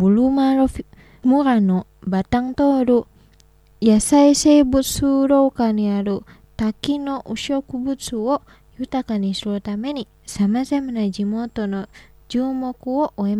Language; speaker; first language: Japanese; non-native, fluent; Indonesian